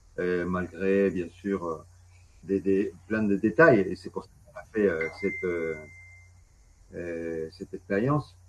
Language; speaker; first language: French; non-native, fluent; Spanish